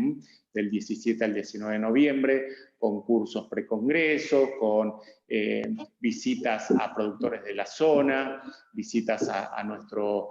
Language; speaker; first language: Spanish; native; Spanish